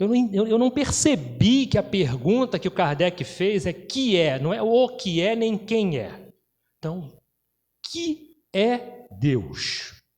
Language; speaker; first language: Portuguese; native; Portuguese